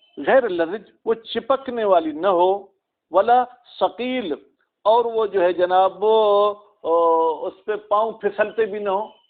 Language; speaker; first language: Urdu; non-native, local second language; Sindhi